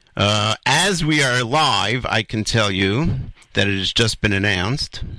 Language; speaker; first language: English; native; English